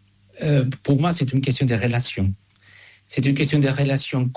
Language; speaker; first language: French; non-native, fluent; Spanish